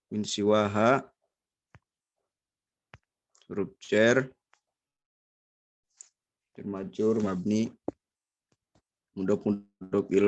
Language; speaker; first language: Arabic; non-native, learner; Indonesian